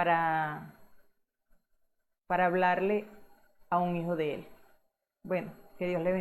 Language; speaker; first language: Spanish; native; Spanish